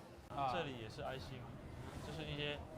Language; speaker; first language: Chinese; native; Chinese